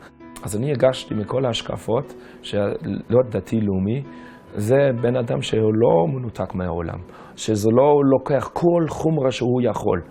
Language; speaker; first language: Hebrew; non-native, fluent; English